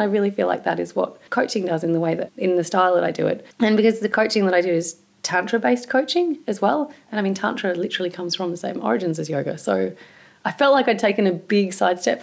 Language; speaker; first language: English; native; English